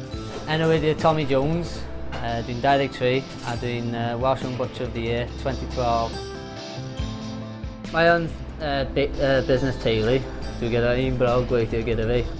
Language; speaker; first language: Welsh; non-native, local second language; English